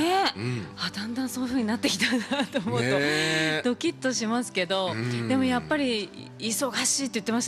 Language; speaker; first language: Japanese; native; Japanese